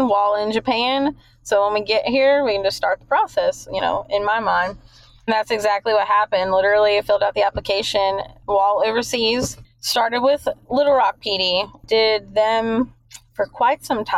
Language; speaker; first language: English; native; English